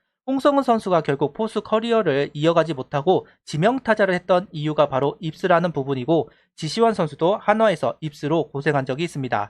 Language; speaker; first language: Korean; native; Korean